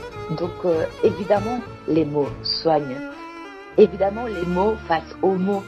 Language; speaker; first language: French; non-native, fluent; Greek